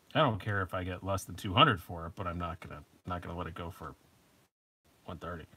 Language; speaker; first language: English; native; English